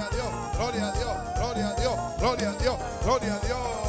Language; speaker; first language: Spanish; native; Spanish